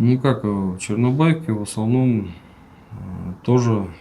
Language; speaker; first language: Russian; native; Russian